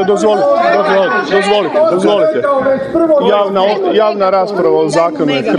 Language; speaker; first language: Croatian; native; Croatian